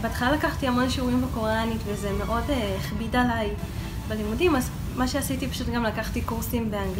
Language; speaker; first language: Hebrew; native; Hebrew